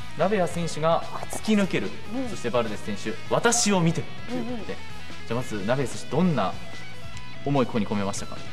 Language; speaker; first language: Japanese; native; Japanese